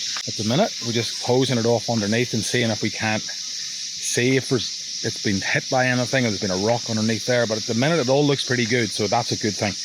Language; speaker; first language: English; native; English